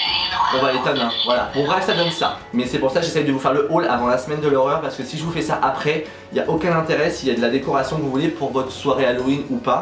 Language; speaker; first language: French; native; French